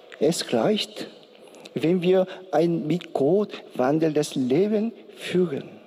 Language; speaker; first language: German; non-native, learner; Korean